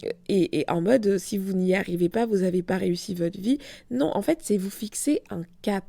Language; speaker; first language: French; native; French